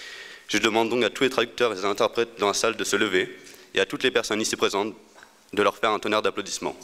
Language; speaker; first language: French; native; French